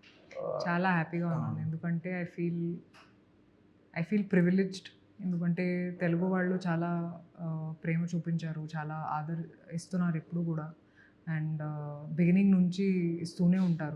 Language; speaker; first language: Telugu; non-native, local second language; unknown